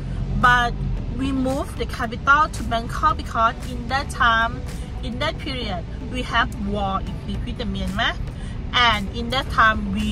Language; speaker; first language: English; non-native, learner; Thai